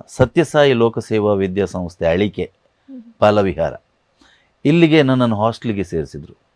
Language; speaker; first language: Kannada; non-native, local second language; Tulu